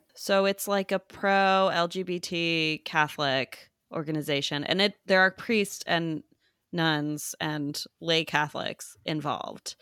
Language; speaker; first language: English; native; English